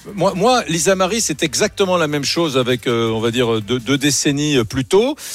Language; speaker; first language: French; native; French